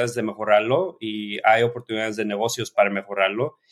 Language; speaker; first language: Spanish; early bilingual, heritage; Spanish